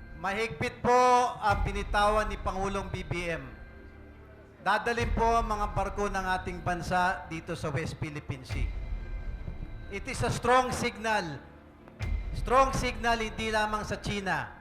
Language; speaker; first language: Filipino; native; Filipino